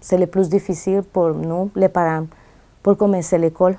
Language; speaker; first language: French; non-native, fluent; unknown